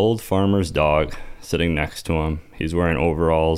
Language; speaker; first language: English; native; English